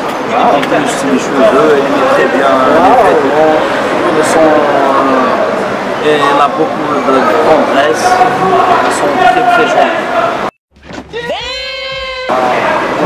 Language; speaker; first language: French; non-native, local second language; Arabic